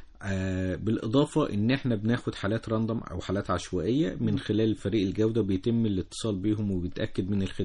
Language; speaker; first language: Arabic; native; Arabic